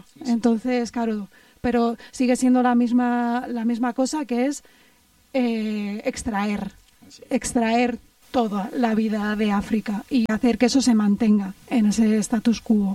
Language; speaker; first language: Spanish; native; Spanish